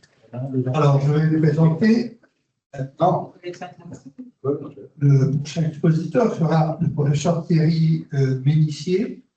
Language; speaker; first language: French; non-native, fluent; Spanish